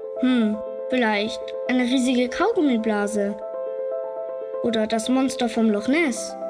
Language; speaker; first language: German; non-native, fluent; English